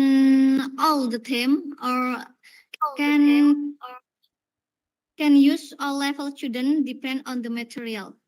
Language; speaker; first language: English; non-native, learner; Indonesian